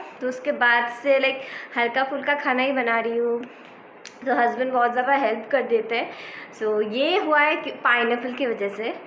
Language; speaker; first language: Hindi; non-native, local second language; Bangla